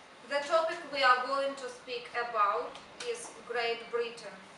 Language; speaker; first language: English; non-native, fluent; Ukrainian